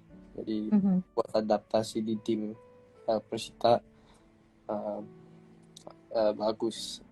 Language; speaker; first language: Indonesian; early bilingual, heritage; English